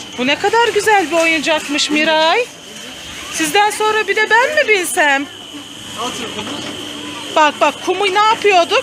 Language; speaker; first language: Turkish; native; Turkish